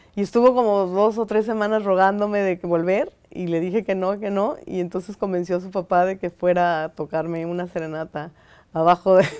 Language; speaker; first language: Spanish; native; Spanish